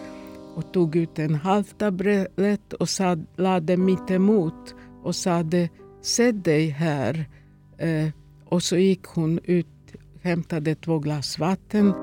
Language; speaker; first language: Swedish; non-native, fluent; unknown